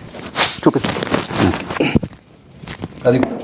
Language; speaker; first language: Telugu; non-native, fluent; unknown